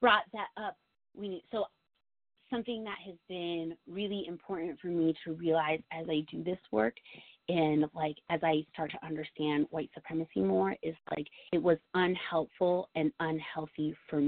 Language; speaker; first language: English; native; English